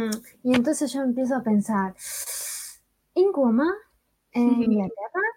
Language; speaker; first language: Spanish; non-native, fluent; Chinese